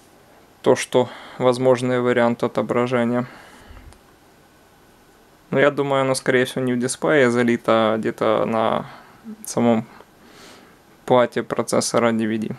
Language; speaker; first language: Russian; non-native, local second language; Ukrainian